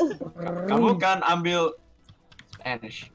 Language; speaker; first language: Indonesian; early bilingual, heritage; Indonesian